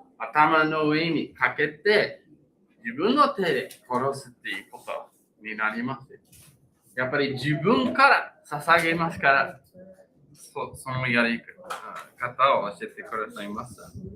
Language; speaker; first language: Japanese; non-native, fluent; English